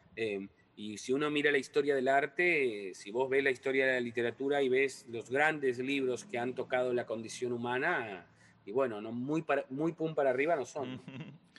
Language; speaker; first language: Spanish; non-native, local second language; Portuguese